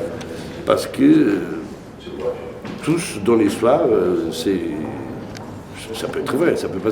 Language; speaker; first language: French; non-native, fluent; Portuguese